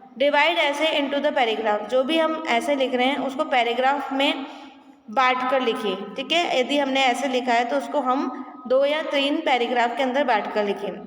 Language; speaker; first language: Hindi; native; Hindi